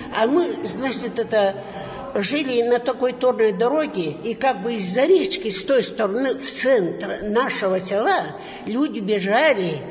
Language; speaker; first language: Russian; native; Russian